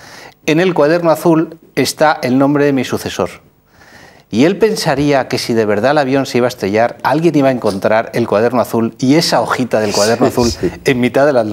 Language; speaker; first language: Spanish; native; Spanish